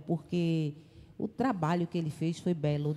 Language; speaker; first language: Portuguese; native; Portuguese